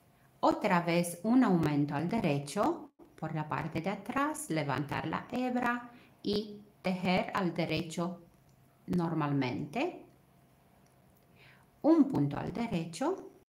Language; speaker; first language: Spanish; non-native, fluent; Romanian